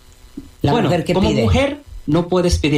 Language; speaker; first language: Spanish; non-native, fluent; Bangla